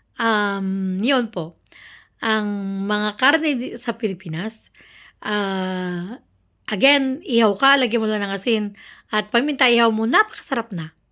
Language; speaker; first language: Filipino; native; Filipino